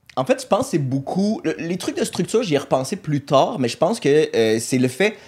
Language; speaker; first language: French; native; French